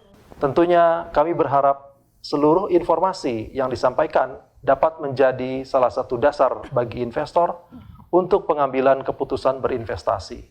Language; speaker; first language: Indonesian; native; Indonesian